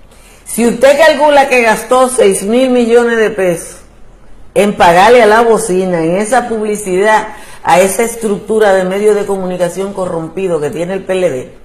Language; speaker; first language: Spanish; native; Spanish